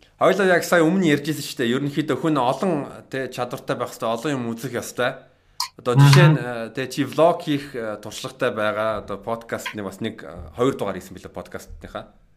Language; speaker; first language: Mongolian; early bilingual, heritage; Mongolian